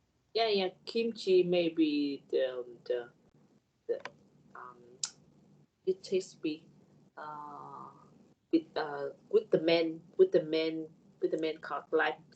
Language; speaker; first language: English; non-native, learner; Vietnamese